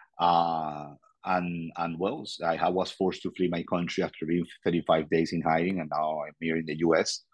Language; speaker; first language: English; non-native, fluent; Spanish